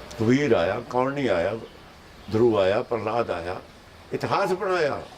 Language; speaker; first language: Hindi; non-native, local second language; Punjabi